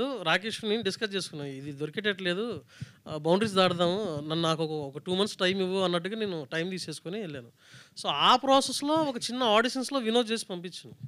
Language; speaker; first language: Telugu; native; Telugu